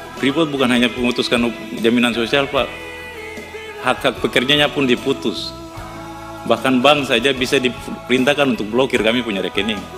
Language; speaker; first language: Indonesian; native; Indonesian